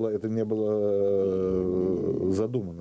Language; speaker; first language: Russian; native; Russian